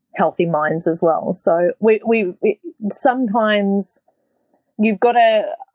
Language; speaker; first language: English; native; English